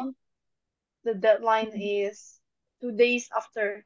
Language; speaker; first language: English; non-native, local second language; Indonesian